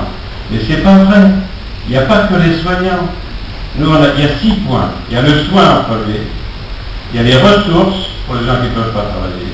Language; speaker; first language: French; native; French